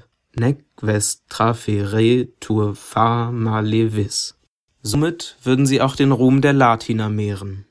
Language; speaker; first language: German; native; German